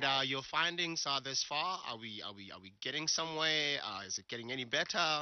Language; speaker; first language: English; non-native, local second language; Tswana